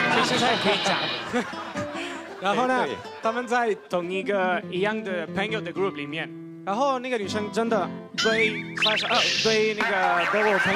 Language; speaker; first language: Chinese; non-native, fluent; Spanish